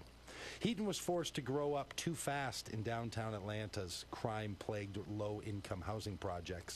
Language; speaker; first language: English; native; English